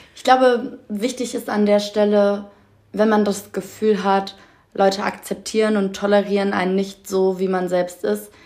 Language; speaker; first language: German; native; German